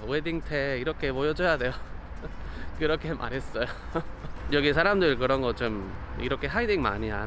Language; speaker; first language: Korean; non-native, learner; Spanish